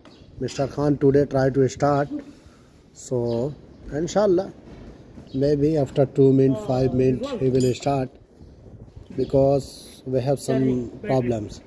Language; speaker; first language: English; non-native, learner; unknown